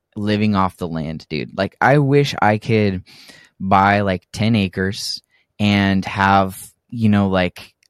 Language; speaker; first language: English; native; English